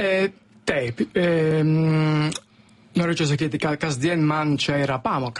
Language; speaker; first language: Lithuanian; non-native, fluent; Italian